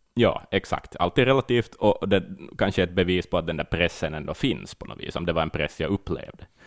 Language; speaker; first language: Swedish; native; Swedish